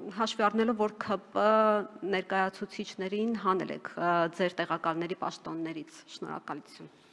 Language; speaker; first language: Armenian; native; Armenian